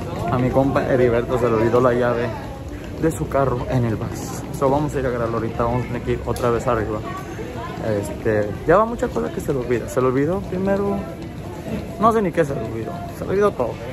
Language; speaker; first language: Spanish; early bilingual, heritage; Spanish